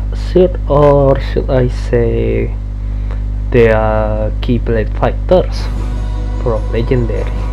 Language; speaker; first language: English; non-native, learner; Indonesian